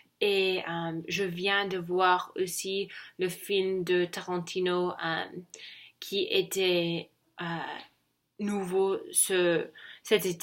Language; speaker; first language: French; non-native, learner; English